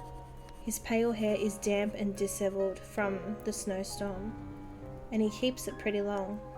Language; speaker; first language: English; native; English